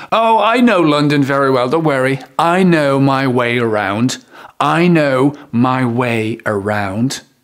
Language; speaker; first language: English; non-native, fluent; French